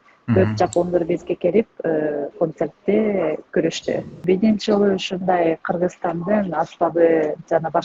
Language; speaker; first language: Kyrgyz; non-native, learner; Japanese